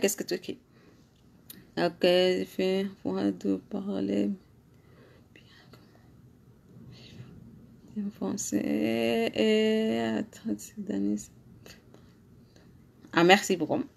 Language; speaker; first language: French; non-native, learner; Arabic